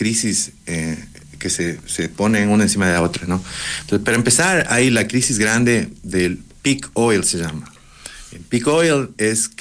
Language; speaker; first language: Spanish; native; Spanish